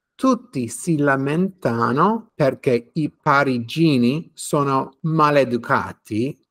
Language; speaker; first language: Italian; non-native, fluent; English